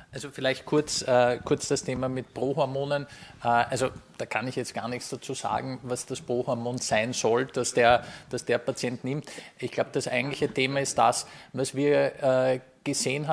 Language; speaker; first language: German; native; German